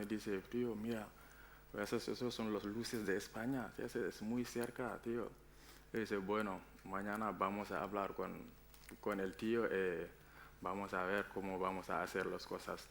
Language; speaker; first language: Spanish; non-native, learner; Wolof